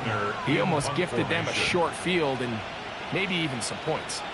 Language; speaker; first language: English; native; English